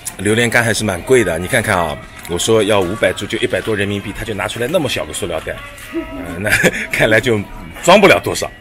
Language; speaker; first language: Chinese; native; Chinese